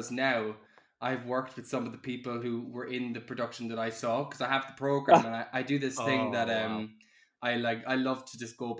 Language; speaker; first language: English; native; English